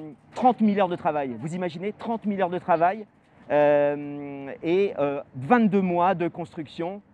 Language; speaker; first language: French; native; French